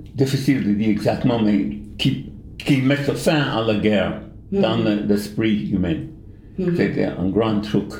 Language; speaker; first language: French; non-native, fluent; English